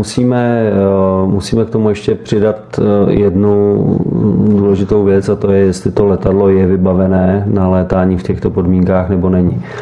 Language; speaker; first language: Czech; native; Czech